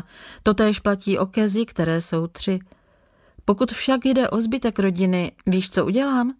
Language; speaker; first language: Czech; native; Czech